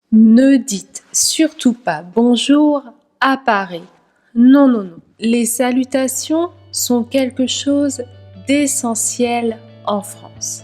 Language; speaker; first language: French; native; French